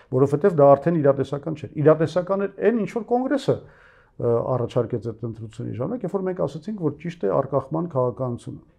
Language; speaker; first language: Armenian; native; Armenian